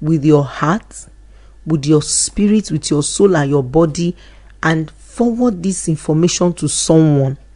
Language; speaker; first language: English; non-native, local second language; Yoruba